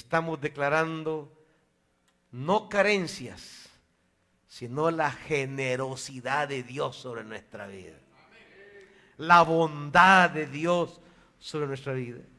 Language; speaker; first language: Spanish; native; Spanish